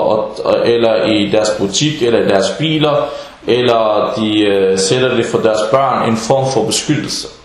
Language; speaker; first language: Danish; non-native, fluent; Arabic